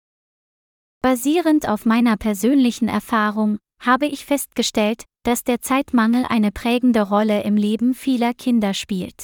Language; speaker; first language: German; non-native, learner; Vietnamese